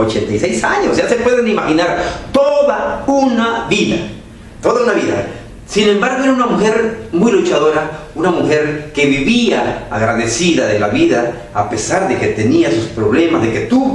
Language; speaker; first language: Spanish; native; Spanish